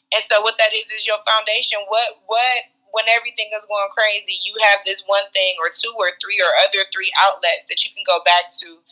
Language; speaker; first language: English; native; English